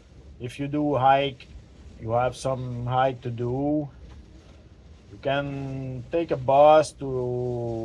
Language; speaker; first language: English; non-native, learner; French